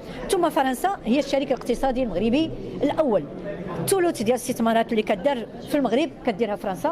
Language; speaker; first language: Arabic; native; Arabic